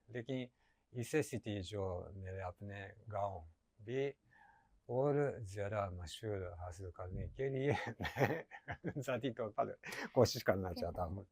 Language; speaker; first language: Hindi; non-native, learner; Japanese